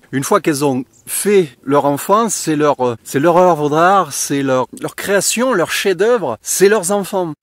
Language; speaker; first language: French; native; French